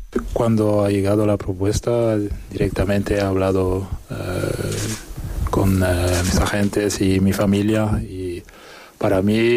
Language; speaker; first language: Spanish; non-native, fluent; French